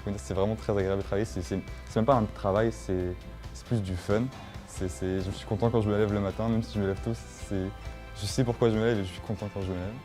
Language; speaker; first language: French; native; French